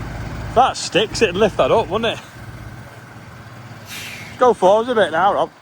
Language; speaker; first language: English; native; English